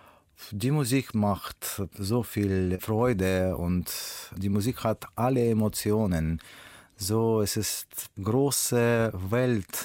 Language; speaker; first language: German; non-native, learner; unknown